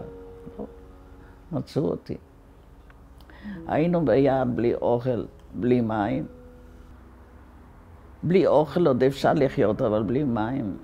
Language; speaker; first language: Hebrew; non-native, fluent; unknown